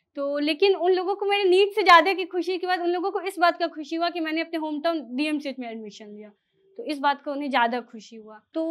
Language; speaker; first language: Hindi; native; Hindi